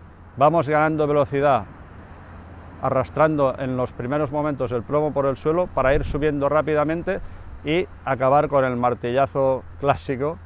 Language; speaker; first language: Spanish; native; Spanish